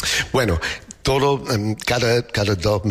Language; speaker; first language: Spanish; non-native, learner; English